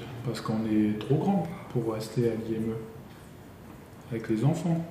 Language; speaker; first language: French; native; French